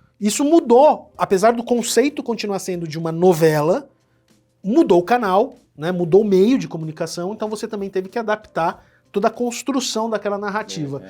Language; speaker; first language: Portuguese; native; Portuguese